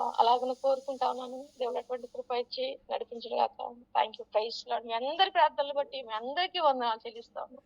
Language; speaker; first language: Telugu; non-native, local second language; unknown